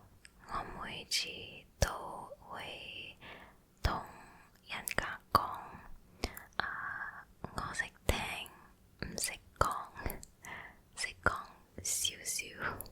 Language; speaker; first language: Cantonese; non-native, local second language; Chinese